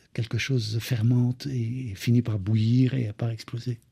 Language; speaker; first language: French; native; French